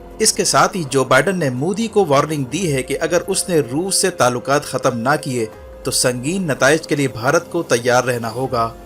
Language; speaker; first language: Urdu; native; Urdu